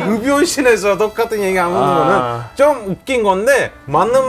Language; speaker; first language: Korean; non-native, fluent; Turkish